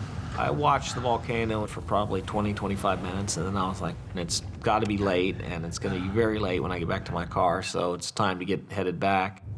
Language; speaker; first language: English; native; English